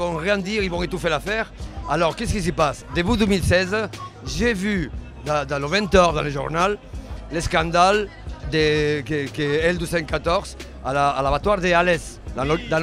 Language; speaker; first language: French; non-native, fluent; Spanish